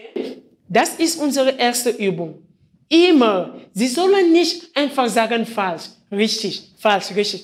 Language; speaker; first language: German; non-native, fluent; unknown